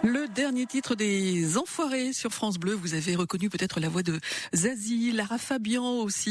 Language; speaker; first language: French; native; French